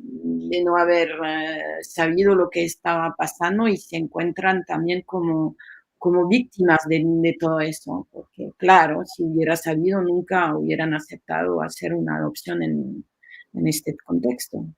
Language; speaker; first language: Spanish; non-native, fluent; French